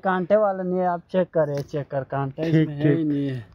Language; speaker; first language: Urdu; non-native, local second language; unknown